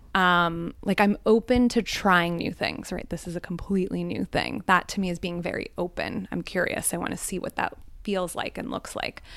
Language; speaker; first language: English; early bilingual, other home language; Gujarati